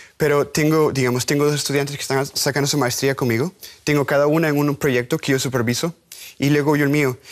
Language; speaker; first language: Spanish; native; Spanish